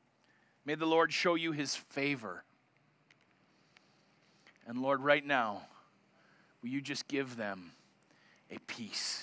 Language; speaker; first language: English; native; English